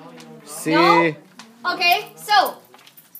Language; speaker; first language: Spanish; non-native, fluent; English